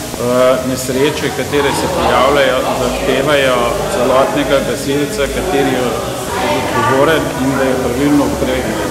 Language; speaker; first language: Slovenian; native; Slovenian